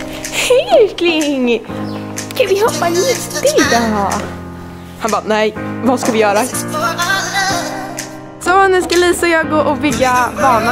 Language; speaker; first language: Swedish; native; Swedish